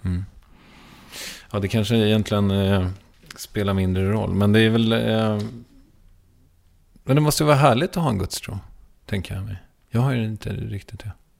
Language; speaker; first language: Swedish; native; Swedish